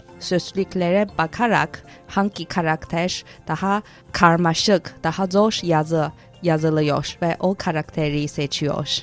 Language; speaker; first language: Turkish; non-native, fluent; Chinese